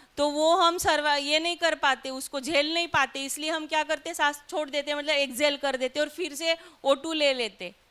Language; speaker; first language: Hindi; non-native, local second language; Marathi